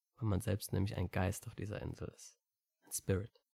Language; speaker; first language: German; native; German